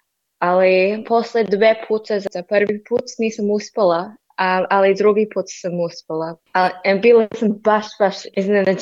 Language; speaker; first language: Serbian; non-native, learner; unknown